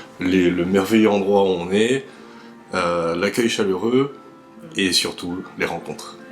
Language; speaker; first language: French; native; French